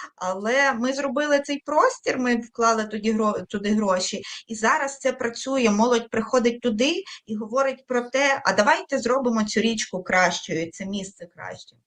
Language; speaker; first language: Ukrainian; native; Ukrainian